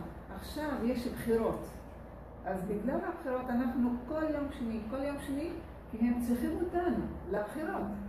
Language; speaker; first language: Hebrew; non-native, local second language; Arabic